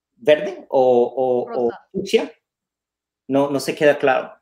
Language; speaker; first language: Spanish; non-native, fluent; English